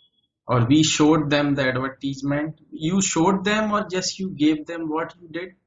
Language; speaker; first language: English; native; English